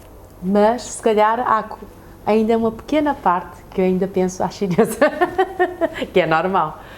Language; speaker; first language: Portuguese; early bilingual, other home language; Chinese